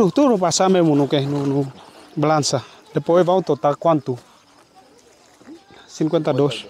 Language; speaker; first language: Portuguese; non-native, learner; Vietnamese